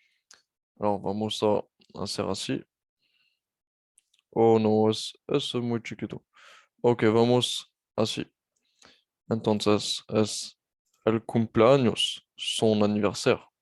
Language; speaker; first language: Spanish; non-native, fluent; French